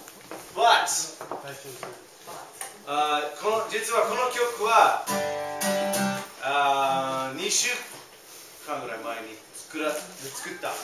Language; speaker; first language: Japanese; non-native, fluent; English